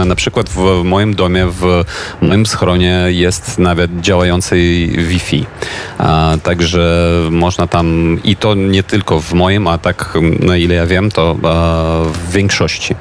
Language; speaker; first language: Polish; non-native, fluent; Ukrainian